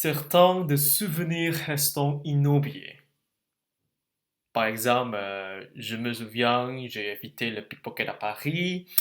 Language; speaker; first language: French; non-native, learner; Indonesian